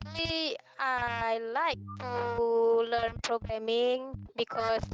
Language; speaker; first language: English; non-native, learner; Indonesian